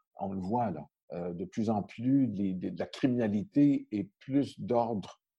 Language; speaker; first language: French; native; French